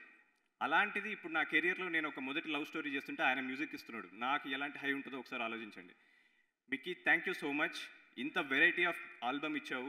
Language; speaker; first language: Telugu; native; Telugu